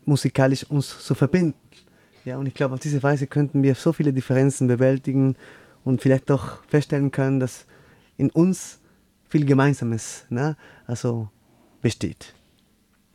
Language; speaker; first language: German; non-native, fluent; Spanish